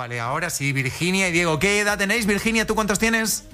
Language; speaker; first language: Spanish; native; Spanish